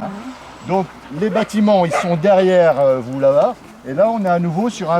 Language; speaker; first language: French; native; French